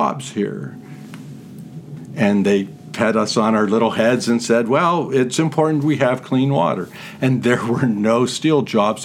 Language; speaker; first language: English; native; English